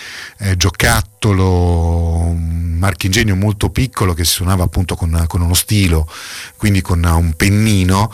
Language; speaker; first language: Italian; native; Italian